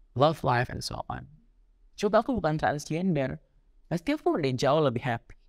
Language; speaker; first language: Indonesian; native; Indonesian